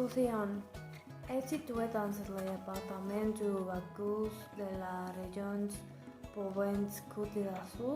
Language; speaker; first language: French; non-native, learner; Spanish